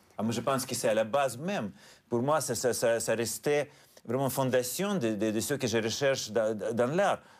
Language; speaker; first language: French; non-native, fluent; Russian